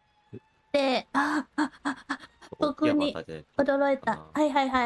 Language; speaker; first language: Japanese; non-native, learner; Thai